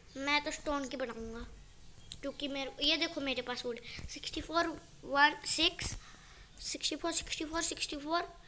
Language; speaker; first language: Hindi; non-native, local second language; Marathi